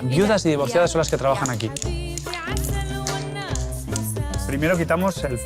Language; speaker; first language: Spanish; native; Spanish